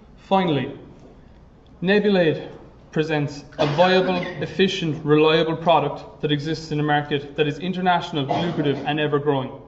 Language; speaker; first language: English; native; English